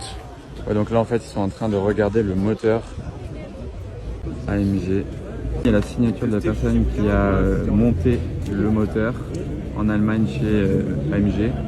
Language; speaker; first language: French; native; French